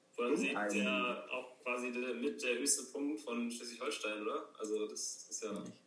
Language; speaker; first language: German; native; German